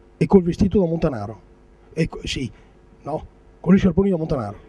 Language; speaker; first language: Italian; native; Italian